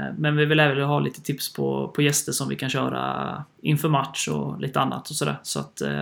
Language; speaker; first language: Swedish; native; Swedish